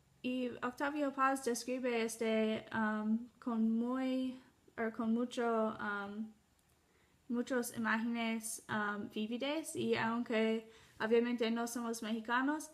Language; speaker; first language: Spanish; non-native, learner; English